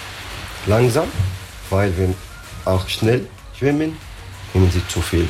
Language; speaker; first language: German; non-native, learner; Arabic